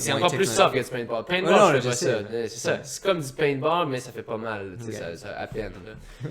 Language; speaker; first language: French; native; French